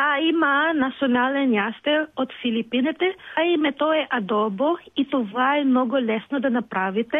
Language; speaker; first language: Bulgarian; non-native, learner; Filipino